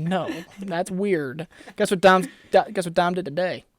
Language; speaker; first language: English; native; English